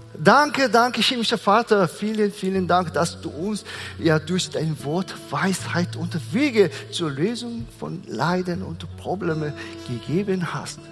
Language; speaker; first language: German; non-native, fluent; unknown